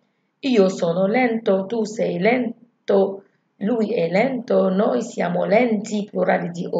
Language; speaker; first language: Italian; non-native, learner; Arabic